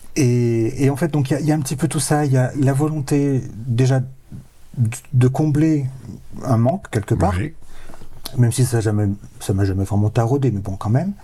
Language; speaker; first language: French; native; French